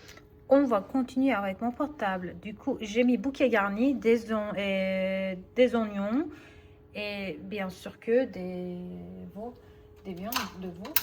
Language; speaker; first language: French; non-native, learner; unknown